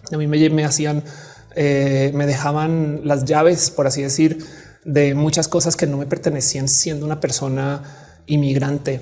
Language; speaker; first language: Spanish; native; Spanish